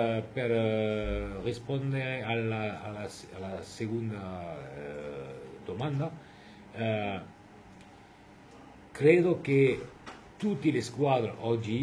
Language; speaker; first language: Italian; non-native, fluent; French